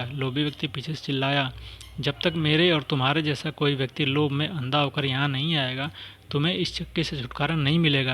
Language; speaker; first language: Hindi; native; Hindi